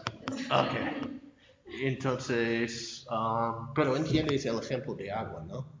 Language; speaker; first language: Spanish; non-native, fluent; English